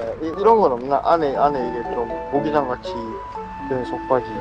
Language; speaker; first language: Korean; native; Korean